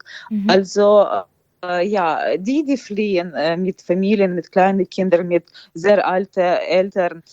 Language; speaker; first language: German; non-native, fluent; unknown